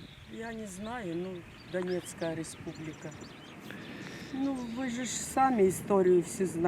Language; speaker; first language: Russian; non-native, local second language; Ukrainian